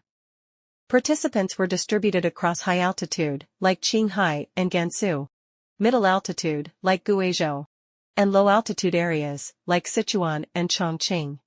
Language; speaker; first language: English; non-native, fluent; Chinese